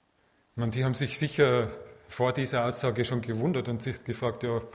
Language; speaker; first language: German; native; German